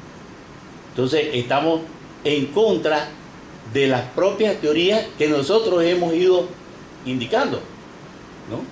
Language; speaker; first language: Spanish; native; Spanish